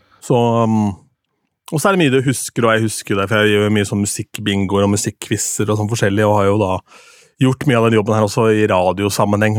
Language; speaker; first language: Norwegian; native; Norwegian